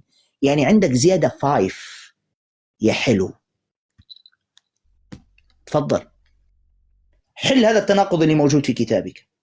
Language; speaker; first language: Arabic; native; Arabic